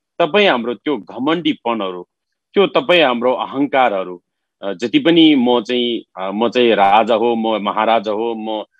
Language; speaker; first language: Nepali; non-native, local second language; Eastern Tamang